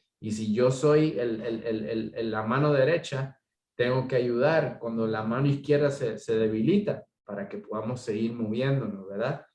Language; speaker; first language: Spanish; native; Spanish